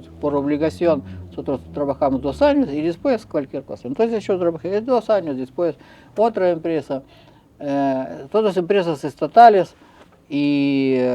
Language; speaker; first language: Spanish; non-native, fluent; Russian